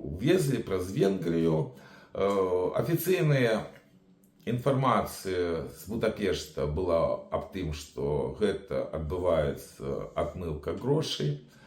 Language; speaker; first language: Belarusian; native; Belarusian